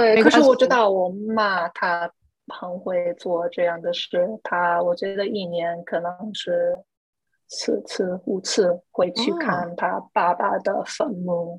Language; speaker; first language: Chinese; non-native, fluent; English